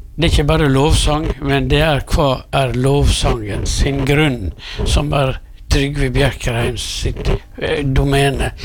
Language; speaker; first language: Norwegian; native; Norwegian